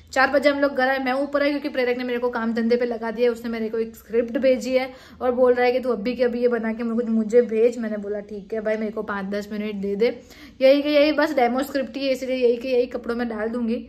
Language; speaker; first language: Hindi; non-native, local second language; Gujarati